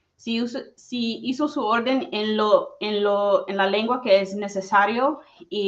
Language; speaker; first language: Spanish; early bilingual, heritage; Spanish